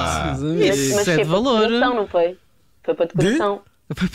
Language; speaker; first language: Portuguese; native; Portuguese